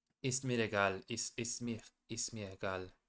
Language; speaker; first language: German; non-native, learner; English